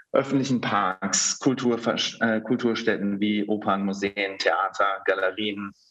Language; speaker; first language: German; native; German